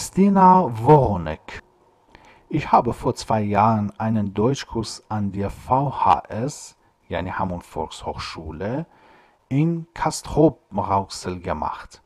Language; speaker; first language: German; non-native, fluent; Persian